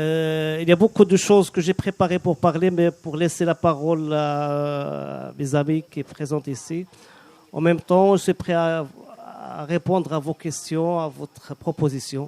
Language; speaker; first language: French; non-native, local second language; Arabic